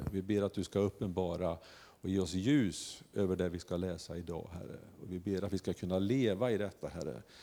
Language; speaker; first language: Swedish; native; Swedish